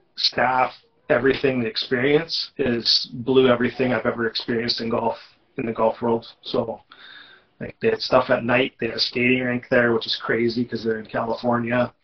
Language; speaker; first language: English; native; English